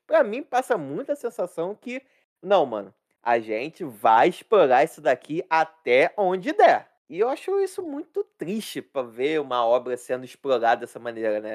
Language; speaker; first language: Portuguese; native; Portuguese